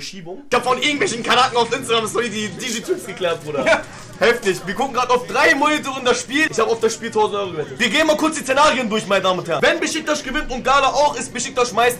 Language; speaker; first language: German; early bilingual, other home language; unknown